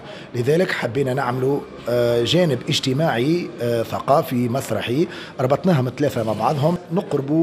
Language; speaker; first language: Arabic; native; Arabic